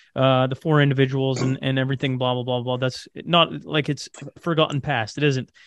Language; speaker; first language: English; native; English